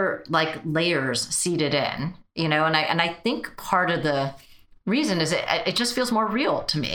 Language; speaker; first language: English; early bilingual, other home language; Chinese